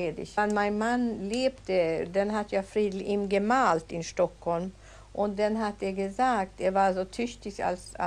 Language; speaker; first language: German; non-native, learner; Swedish